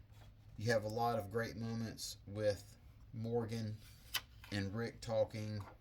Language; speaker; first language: English; native; English